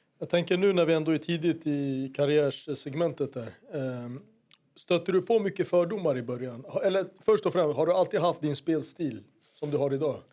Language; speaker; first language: Swedish; native; Swedish